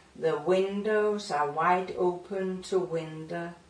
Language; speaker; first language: English; non-native, fluent; Danish